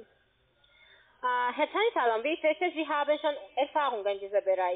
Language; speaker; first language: German; non-native, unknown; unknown